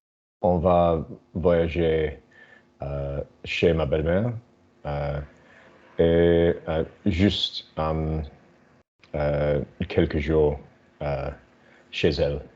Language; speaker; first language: French; non-native, learner; English